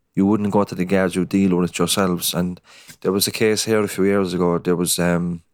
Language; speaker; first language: English; native; English